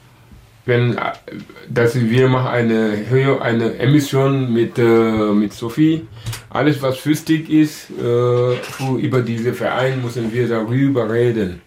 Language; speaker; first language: German; non-native, learner; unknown